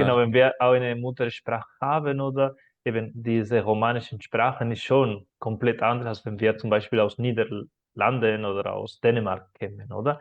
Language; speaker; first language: German; non-native, fluent; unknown